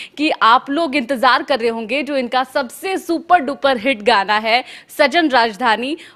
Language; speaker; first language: Hindi; native; Hindi